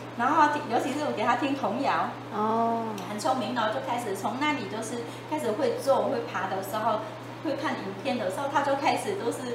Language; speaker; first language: Chinese; non-native, fluent; Vietnamese